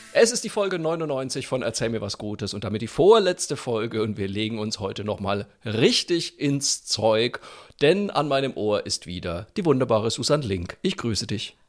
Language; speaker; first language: German; native; German